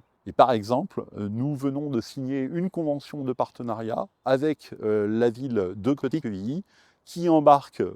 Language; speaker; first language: French; native; French